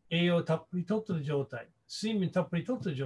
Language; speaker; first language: Japanese; non-native, fluent; English